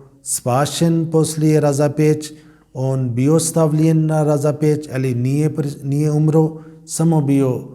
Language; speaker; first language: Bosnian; non-native, learner; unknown